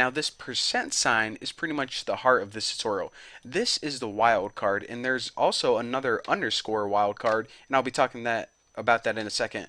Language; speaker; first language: English; native; English